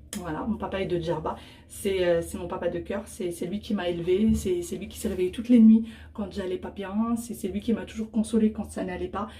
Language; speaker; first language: French; early bilingual, other home language; Arabic